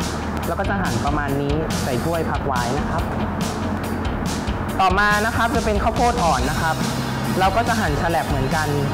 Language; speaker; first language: Thai; native; Thai